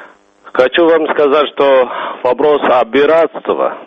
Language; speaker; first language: Russian; non-native, fluent; Somali